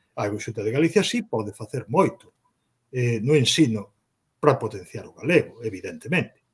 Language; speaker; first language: Galician; native; Galician